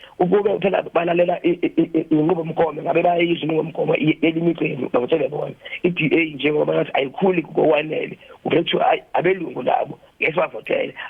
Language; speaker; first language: Zulu; native; Zulu